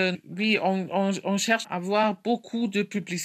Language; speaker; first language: French; non-native, fluent; German